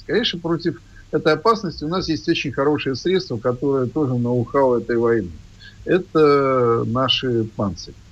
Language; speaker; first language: Russian; native; Russian